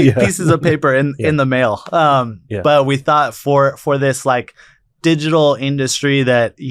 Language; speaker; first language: English; native; English